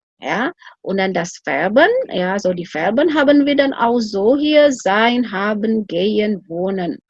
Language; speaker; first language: German; non-native, fluent; Indonesian